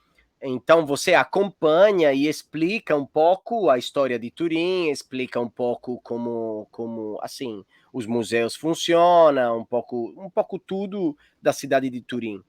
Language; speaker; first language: Portuguese; non-native, fluent; Italian